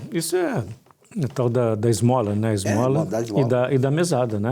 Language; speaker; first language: Portuguese; native; Portuguese